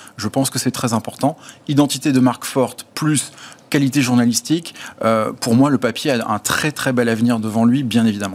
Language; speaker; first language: French; native; French